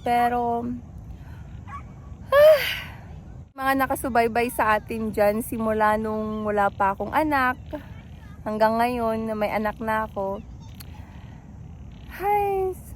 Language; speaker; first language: Filipino; native; Filipino